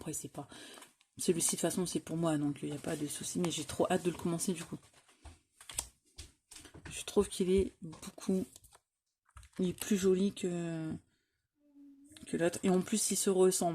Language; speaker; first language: French; native; French